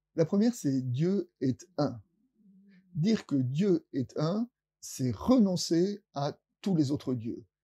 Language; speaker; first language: French; native; French